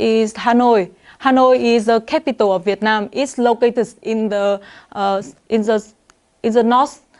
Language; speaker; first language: English; non-native, learner; Vietnamese